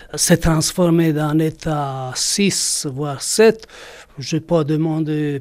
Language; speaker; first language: French; non-native, fluent; Bosnian